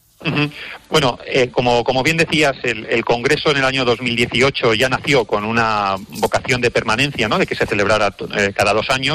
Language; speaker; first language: Spanish; native; Spanish